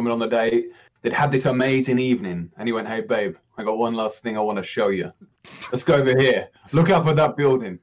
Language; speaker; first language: English; native; English